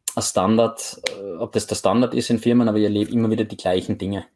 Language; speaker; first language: German; native; German